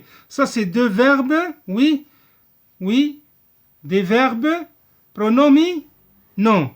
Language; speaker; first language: French; non-native, local second language; Arabic